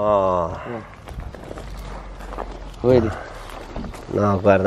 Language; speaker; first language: Italian; non-native, fluent; Romanian